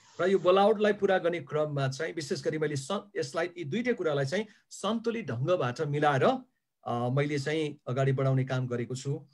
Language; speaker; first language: Nepali; non-native, local second language; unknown